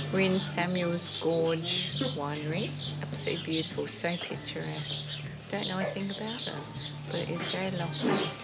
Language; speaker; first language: English; native; English